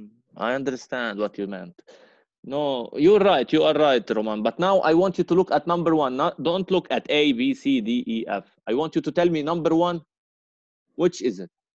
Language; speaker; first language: English; non-native, fluent; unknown